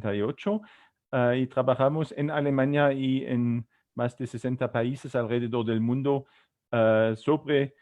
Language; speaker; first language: Spanish; non-native, fluent; German